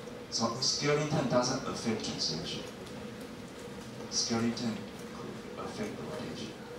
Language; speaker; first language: English; non-native, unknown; Chinese